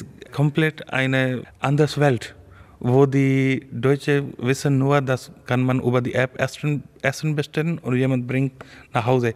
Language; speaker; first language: German; non-native, fluent; Urdu